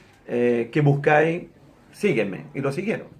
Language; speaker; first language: Spanish; native; Spanish